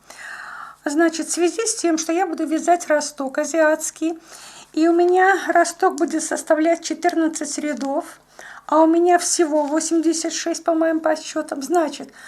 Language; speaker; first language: Russian; native; Russian